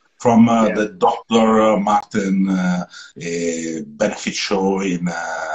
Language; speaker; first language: English; non-native, learner; Italian